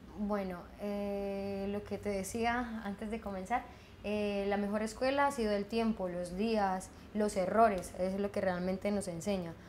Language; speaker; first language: Spanish; native; Spanish